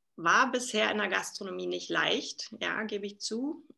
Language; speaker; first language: German; native; German